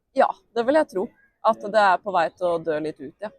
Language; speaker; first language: Norwegian; native; Norwegian